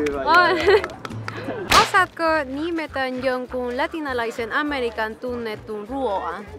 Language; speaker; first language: Finnish; non-native, fluent; Spanish